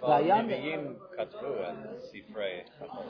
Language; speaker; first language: Hebrew; non-native, fluent; English